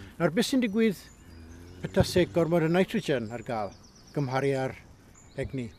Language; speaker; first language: Welsh; native; Welsh